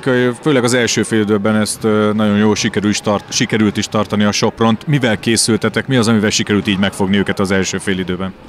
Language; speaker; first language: Hungarian; native; Hungarian